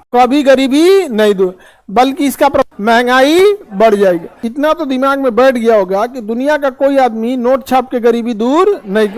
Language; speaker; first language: Hindi; native; Hindi